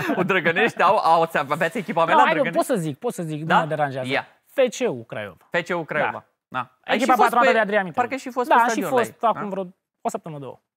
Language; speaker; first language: Romanian; native; Romanian